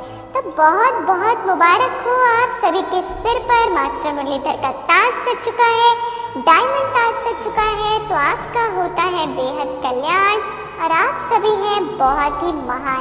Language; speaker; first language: Hindi; native; Hindi